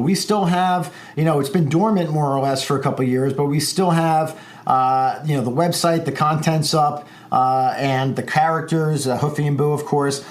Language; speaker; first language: English; native; English